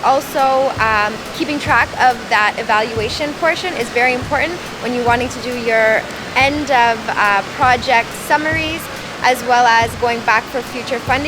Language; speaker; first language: English; native; English